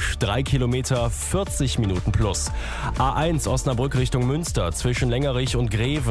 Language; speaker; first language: German; native; German